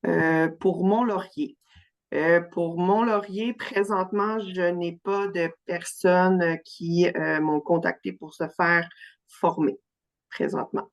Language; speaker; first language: French; native; French